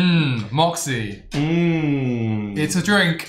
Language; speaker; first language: English; native; English